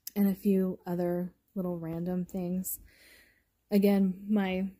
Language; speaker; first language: English; native; English